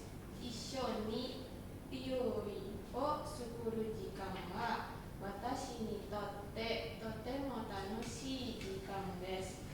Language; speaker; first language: Japanese; non-native, learner; Indonesian